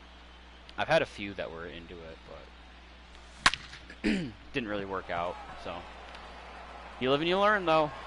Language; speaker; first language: English; native; English